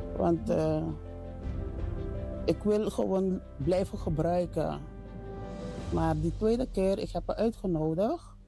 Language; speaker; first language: Dutch; non-native, learner; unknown